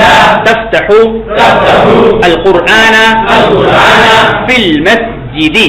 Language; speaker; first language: Arabic; non-native, fluent; Bangla